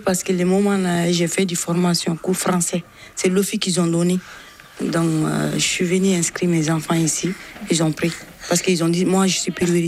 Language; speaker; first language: French; non-native, learner; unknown